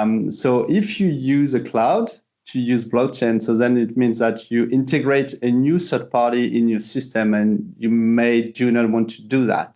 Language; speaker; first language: English; non-native, fluent; French